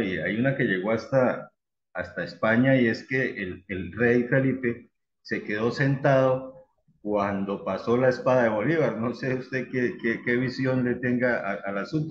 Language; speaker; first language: Spanish; native; Spanish